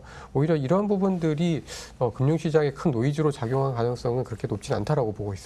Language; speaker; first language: Korean; native; Korean